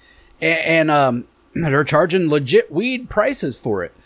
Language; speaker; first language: English; native; English